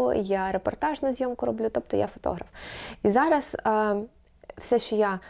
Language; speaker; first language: Ukrainian; non-native, local second language; Russian